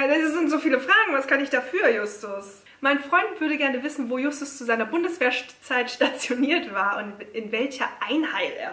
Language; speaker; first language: German; native; German